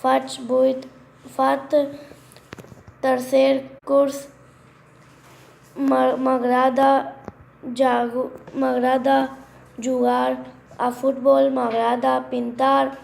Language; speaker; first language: Catalan; non-native, learner; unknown